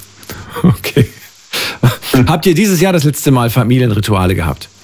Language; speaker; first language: German; native; German